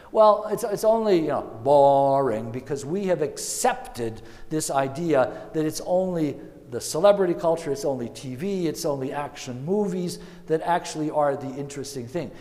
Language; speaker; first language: English; early bilingual, other home language; Ukrainian